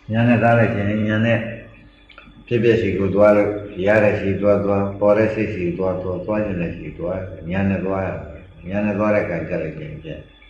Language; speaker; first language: Burmese; native; Burmese